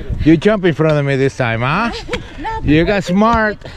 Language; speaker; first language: English; non-native, fluent; Spanish